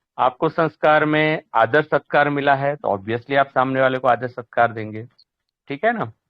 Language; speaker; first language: Hindi; native; Hindi